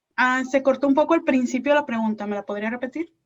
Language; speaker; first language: Spanish; native; Spanish